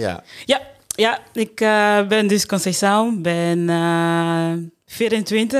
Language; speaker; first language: Dutch; non-native, fluent; Portuguese